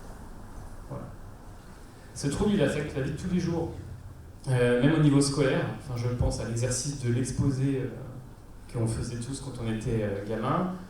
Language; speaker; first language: French; native; French